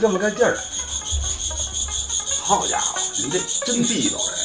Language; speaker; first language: Chinese; native; Chinese